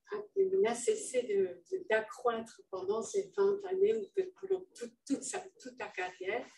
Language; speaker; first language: French; non-native, fluent; Dutch